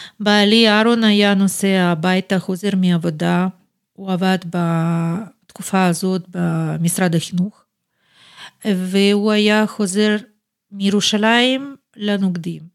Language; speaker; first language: Hebrew; non-native, fluent; Russian